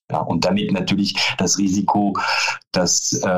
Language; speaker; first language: German; non-native, fluent; French